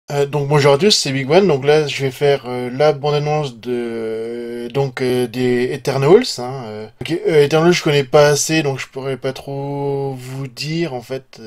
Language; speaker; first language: French; native; French